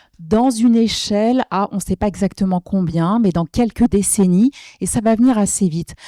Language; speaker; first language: French; native; French